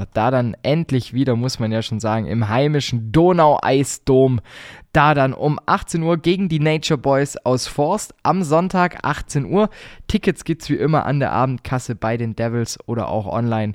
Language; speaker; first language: German; native; German